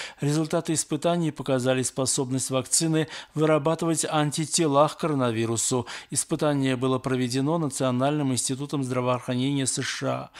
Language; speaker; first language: Russian; non-native, local second language; Armenian